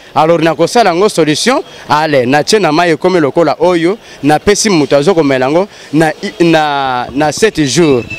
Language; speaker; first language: Lingala; native; Lingala